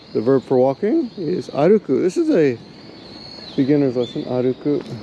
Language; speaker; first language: English; native; English